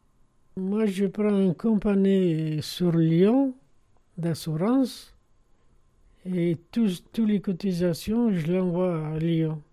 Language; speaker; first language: French; non-native, fluent; Arabic